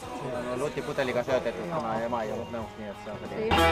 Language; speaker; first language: Estonian; native; Estonian